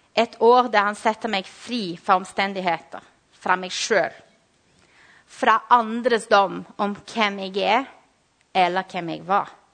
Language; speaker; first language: Norwegian; non-native, fluent; Portuguese